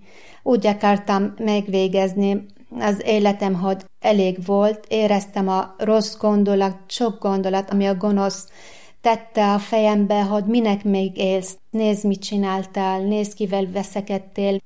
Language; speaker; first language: Hungarian; non-native, learner; Arabic